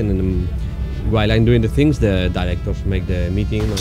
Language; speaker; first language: English; non-native, learner; Spanish